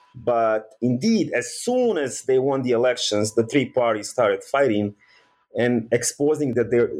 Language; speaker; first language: English; early bilingual, other home language; Bosnian